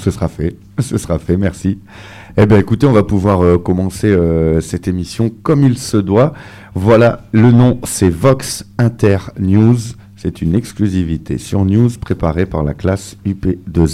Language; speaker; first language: French; native; French